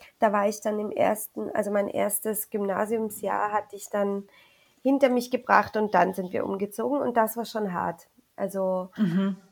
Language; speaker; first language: German; early bilingual, other home language; Spanish